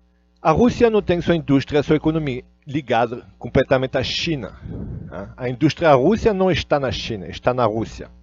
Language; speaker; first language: Portuguese; non-native, fluent; Russian